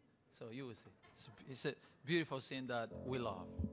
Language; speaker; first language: English; non-native, learner; Spanish